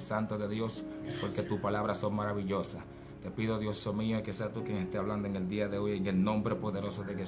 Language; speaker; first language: Spanish; native; Spanish